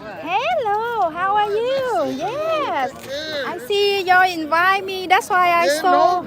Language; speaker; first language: English; early bilingual, other home language; Vietnamese